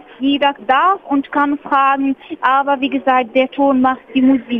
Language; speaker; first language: German; non-native, fluent; Arabic